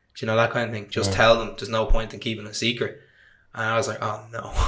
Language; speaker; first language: English; native; English